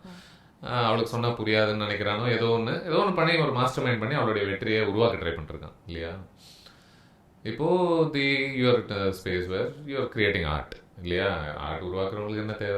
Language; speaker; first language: Tamil; native; Tamil